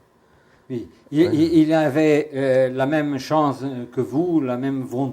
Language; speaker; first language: French; non-native, fluent; Portuguese